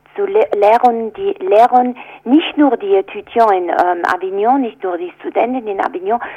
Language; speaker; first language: German; non-native, fluent; French